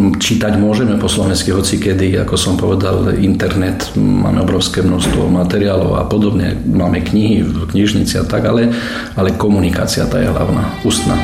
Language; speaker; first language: Slovak; early bilingual, heritage; Slovak